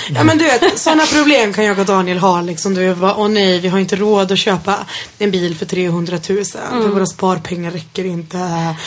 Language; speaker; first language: Swedish; early bilingual, other home language; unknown